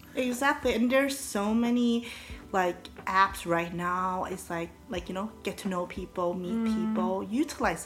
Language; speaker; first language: English; early bilingual, other home language; Cantonese